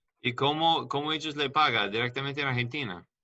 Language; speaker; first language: Spanish; non-native, learner; English